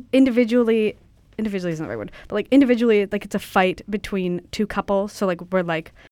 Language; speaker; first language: English; native; English